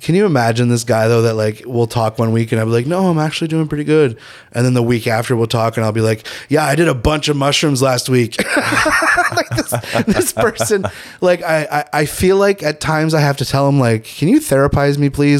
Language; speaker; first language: English; native; English